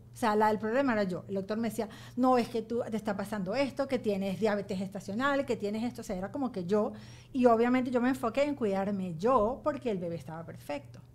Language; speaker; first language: Spanish; native; Spanish